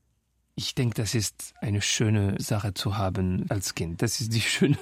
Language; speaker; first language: German; non-native, local second language; French